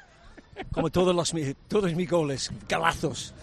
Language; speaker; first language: Spanish; non-native, learner; English